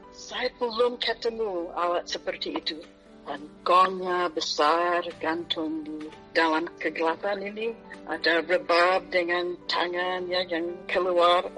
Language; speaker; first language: Indonesian; non-native, fluent; English